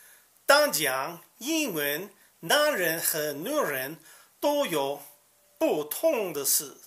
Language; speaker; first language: Chinese; non-native, learner; English